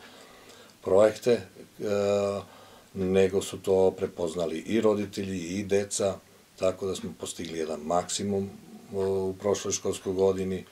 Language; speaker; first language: Croatian; native; Croatian